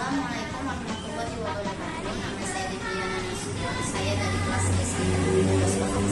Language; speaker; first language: Indonesian; native; Indonesian